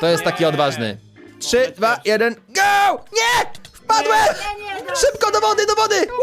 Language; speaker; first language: Polish; native; Polish